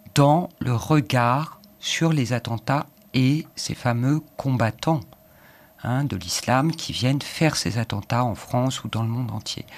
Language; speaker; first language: French; native; French